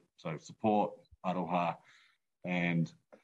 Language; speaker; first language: English; native; English